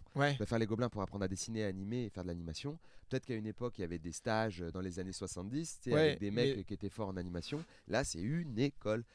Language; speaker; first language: French; native; French